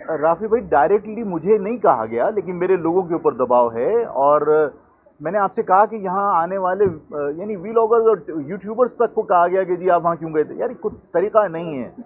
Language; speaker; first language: Urdu; native; Urdu